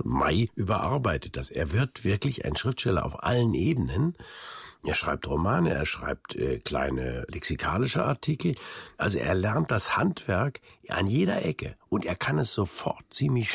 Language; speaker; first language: German; native; German